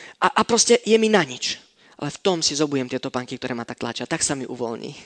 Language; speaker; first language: Slovak; non-native, fluent; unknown